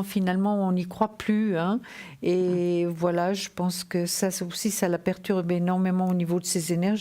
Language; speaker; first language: French; native; French